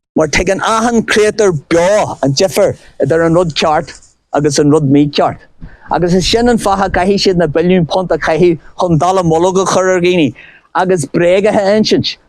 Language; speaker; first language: Irish; non-native, local second language; English